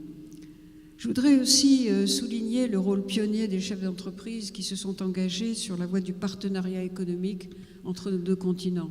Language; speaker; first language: French; native; French